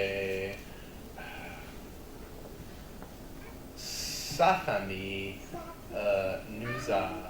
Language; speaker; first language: French; non-native, learner; English